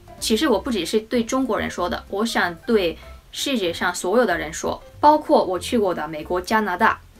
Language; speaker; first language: Chinese; non-native, fluent; Japanese